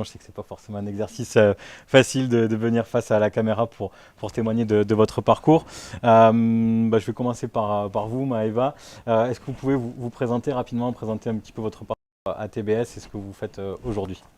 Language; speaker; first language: French; native; French